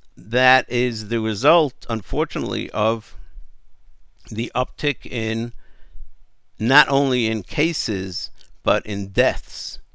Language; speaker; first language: English; native; English